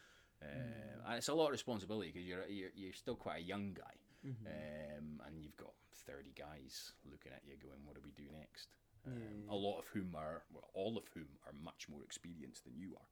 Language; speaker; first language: English; native; English